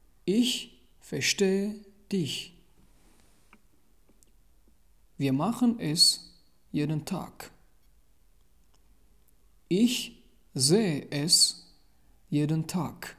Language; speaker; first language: German; non-native, learner; Tajik